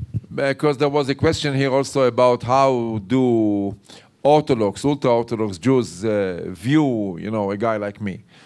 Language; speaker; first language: English; non-native, fluent; Hebrew